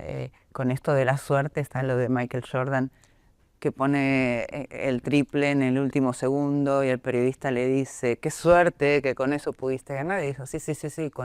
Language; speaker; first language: Spanish; native; Spanish